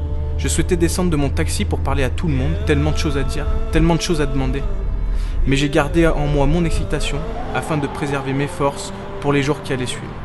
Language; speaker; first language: French; native; French